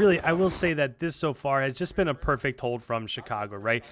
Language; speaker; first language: English; native; English